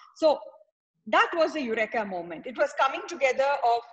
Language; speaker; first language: English; non-native, local second language; Tamil